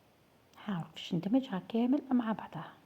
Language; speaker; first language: Arabic; native; Arabic